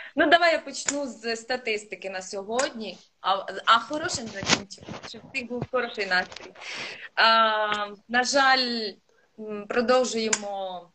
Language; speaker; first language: Ukrainian; non-native, local second language; Russian